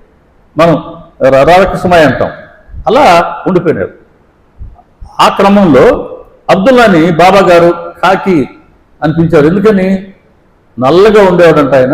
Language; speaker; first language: Telugu; native; Telugu